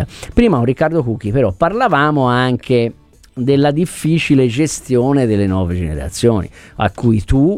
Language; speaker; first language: Italian; native; Italian